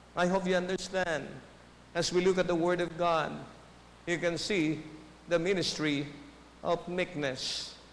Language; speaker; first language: English; non-native, local second language; Filipino